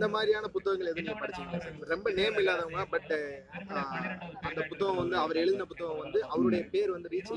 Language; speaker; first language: Tamil; native; Tamil